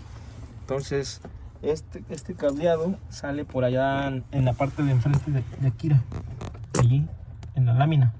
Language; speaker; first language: Spanish; native; Spanish